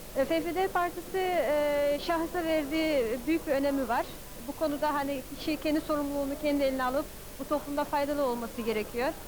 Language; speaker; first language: Turkish; early bilingual, heritage; Turkish